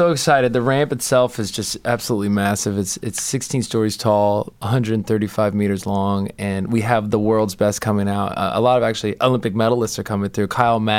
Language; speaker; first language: English; native; English